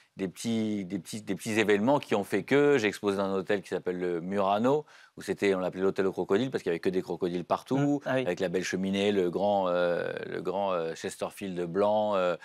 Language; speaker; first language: French; native; French